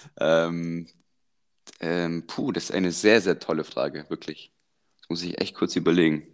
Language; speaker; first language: German; early bilingual, other home language; Croatian